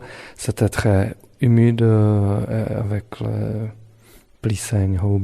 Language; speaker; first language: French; non-native, fluent; Czech